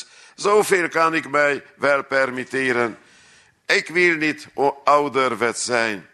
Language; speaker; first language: Dutch; non-native, fluent; Hungarian